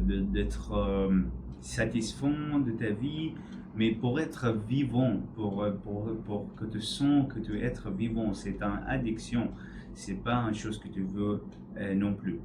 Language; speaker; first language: French; non-native, learner; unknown